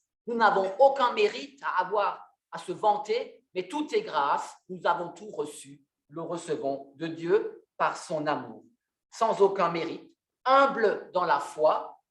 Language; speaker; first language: French; native; French